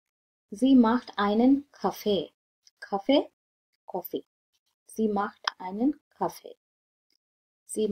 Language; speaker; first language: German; non-native, fluent; Bangla